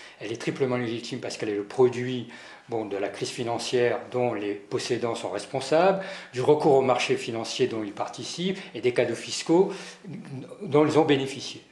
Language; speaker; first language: French; native; French